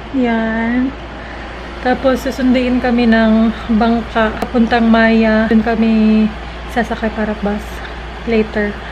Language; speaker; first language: Filipino; non-native, local second language; Cebuano